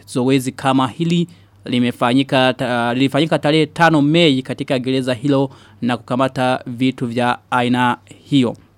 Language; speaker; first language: Swahili; non-native, local second language; Rundi